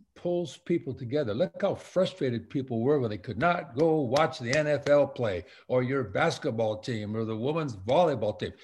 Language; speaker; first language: English; native; English